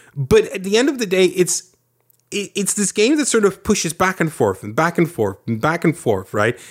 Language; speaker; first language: English; non-native, fluent; Lithuanian